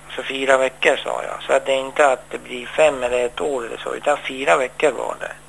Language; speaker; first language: Swedish; non-native, fluent; Persian